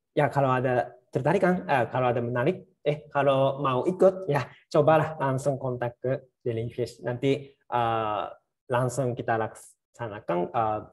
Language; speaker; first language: Indonesian; non-native, fluent; Japanese